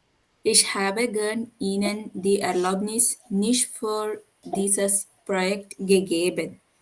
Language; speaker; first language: German; non-native, learner; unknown